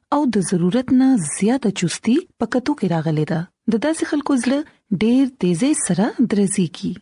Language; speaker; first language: Pashto; non-native, local second language; Punjabi